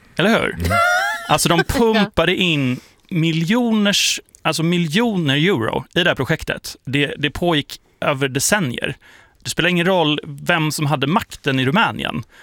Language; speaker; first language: Swedish; early bilingual, other home language; Polish